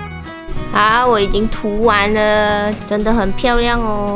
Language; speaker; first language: Chinese; native; Chinese